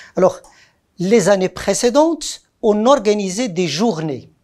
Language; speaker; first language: French; non-native, local second language; Arabic